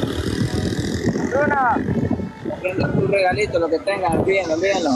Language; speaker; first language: Spanish; native; Spanish